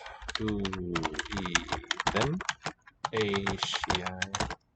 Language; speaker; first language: Welsh; non-native, learner; English